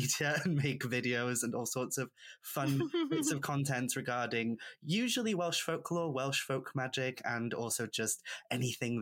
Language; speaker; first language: English; non-native, local second language; Welsh